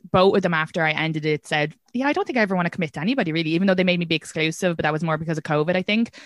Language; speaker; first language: English; native; English